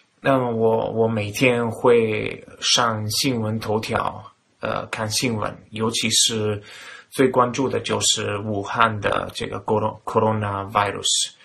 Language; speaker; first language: Chinese; non-native, fluent; Italian